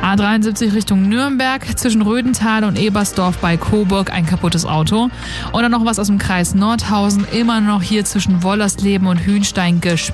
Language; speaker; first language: German; native; German